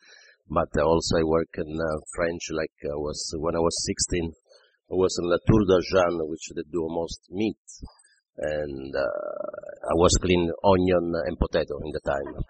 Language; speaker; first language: English; non-native, fluent; Italian